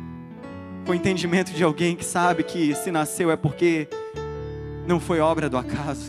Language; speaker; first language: Portuguese; native; Portuguese